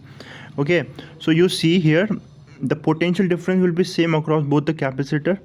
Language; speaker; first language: English; non-native, local second language; Hindi